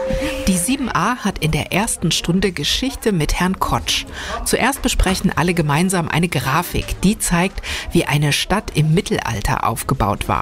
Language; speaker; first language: German; native; German